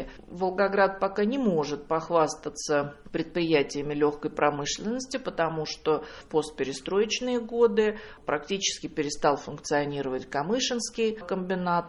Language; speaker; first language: Russian; native; Russian